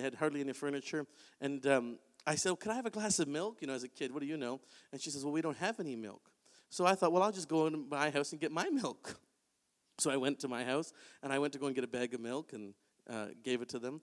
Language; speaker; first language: English; native; English